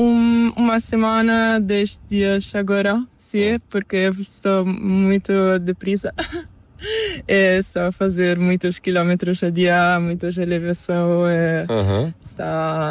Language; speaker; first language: Spanish; non-native, learner; Italian